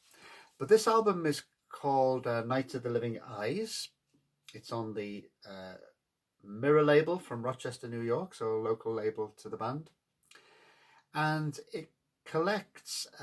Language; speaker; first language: English; native; English